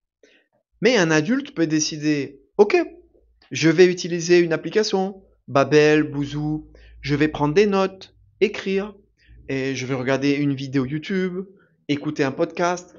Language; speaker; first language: French; native; French